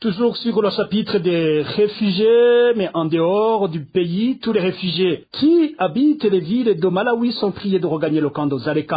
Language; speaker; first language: French; non-native, local second language; Rundi